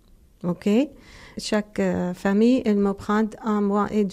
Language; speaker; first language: French; non-native, learner; Arabic